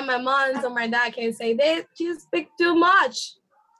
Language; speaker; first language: English; non-native, fluent; Spanish